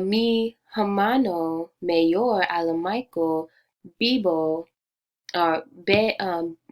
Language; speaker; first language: Spanish; non-native, learner; English